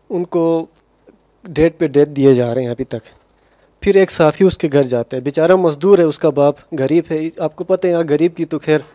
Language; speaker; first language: Urdu; non-native, local second language; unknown